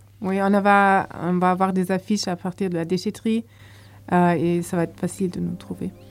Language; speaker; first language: French; non-native, fluent; German